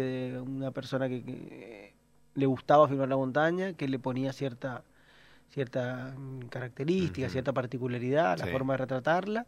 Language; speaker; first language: Spanish; native; Spanish